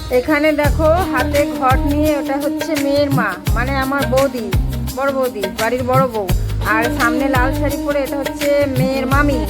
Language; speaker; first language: Bangla; non-native, local second language; Hindi